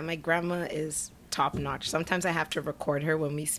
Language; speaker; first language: English; native; English